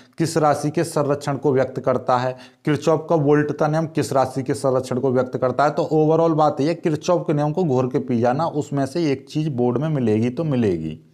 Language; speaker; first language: Hindi; native; Hindi